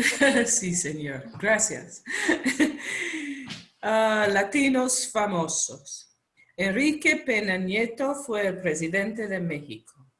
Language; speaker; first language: Spanish; non-native, learner; English